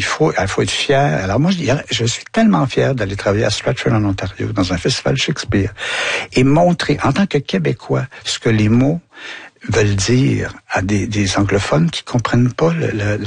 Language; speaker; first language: French; native; French